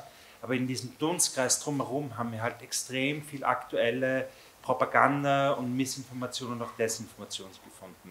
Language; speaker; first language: German; native; German